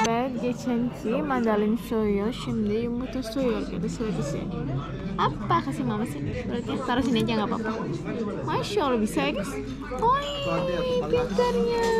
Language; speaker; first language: Turkish; non-native, learner; Indonesian